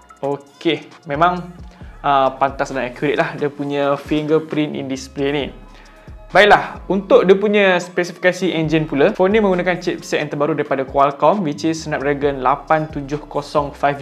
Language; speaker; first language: Malay; native; Malay